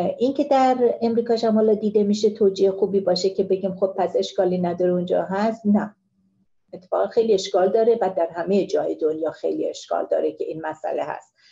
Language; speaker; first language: Persian; non-native, local second language; Central Kurdish